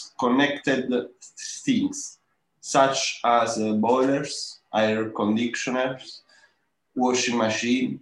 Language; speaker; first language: English; non-native, learner; Italian